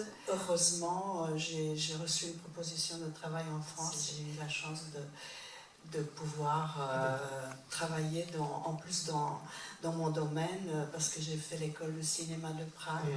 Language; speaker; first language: French; non-native, fluent; Czech